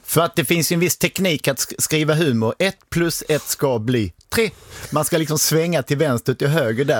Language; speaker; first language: Swedish; native; Swedish